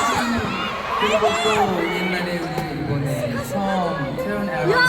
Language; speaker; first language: Korean; non-native, fluent; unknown